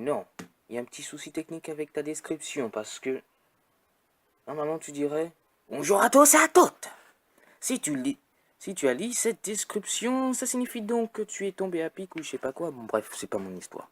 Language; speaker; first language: French; native; French